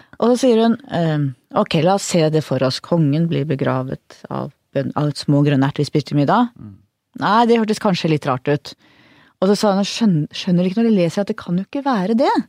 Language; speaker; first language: Norwegian; native; Norwegian